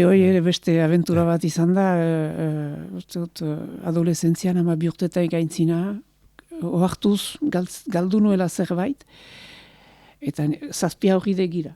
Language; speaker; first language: Basque; native; Basque